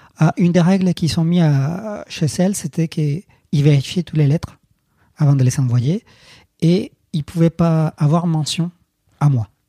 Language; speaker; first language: French; non-native, fluent; Spanish